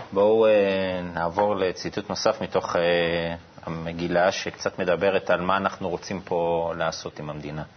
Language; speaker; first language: Hebrew; native; Hebrew